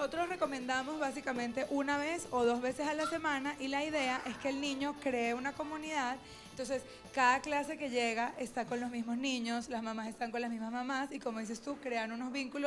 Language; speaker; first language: Spanish; native; Spanish